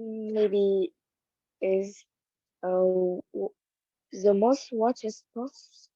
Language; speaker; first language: English; non-native, learner; Vietnamese